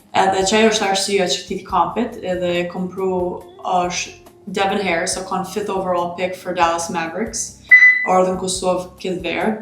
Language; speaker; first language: Albanian; early bilingual, heritage; Albanian